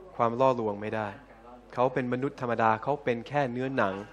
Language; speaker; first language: Thai; early bilingual, heritage; Thai